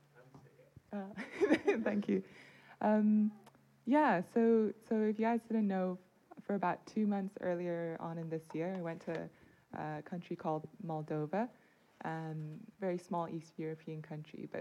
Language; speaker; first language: English; non-native, local second language; Cantonese